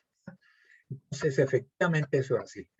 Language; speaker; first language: Spanish; native; Spanish